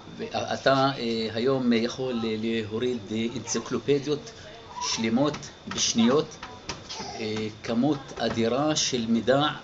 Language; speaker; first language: Hebrew; non-native, local second language; Arabic